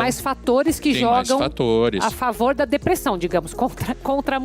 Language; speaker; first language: Portuguese; native; Portuguese